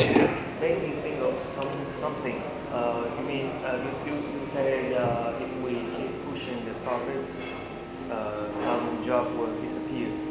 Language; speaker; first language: English; non-native, learner; Chinese